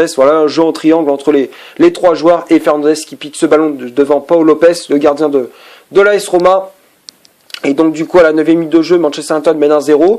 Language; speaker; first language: French; native; French